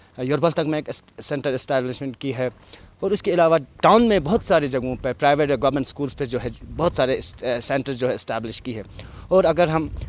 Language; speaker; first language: Hindi; non-native, local second language; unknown